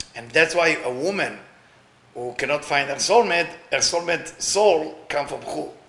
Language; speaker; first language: English; non-native, fluent; Hebrew